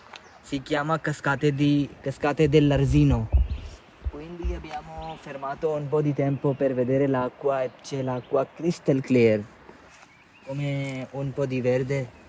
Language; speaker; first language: Italian; non-native, learner; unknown